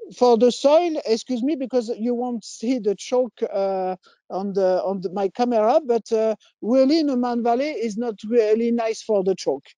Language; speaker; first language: English; non-native, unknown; French